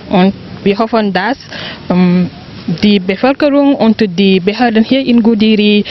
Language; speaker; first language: German; non-native, fluent; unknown